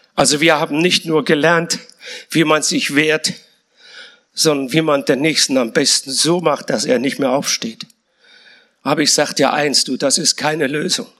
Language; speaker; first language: German; early bilingual, other home language; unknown